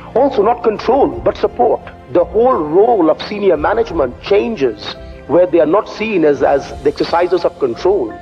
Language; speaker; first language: English; non-native, local second language; Bangla